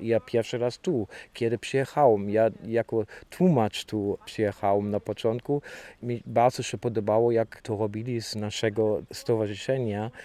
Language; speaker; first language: Polish; non-native, fluent; German